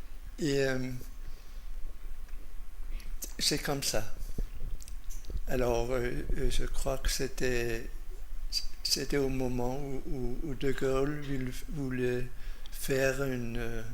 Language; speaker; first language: French; non-native, fluent; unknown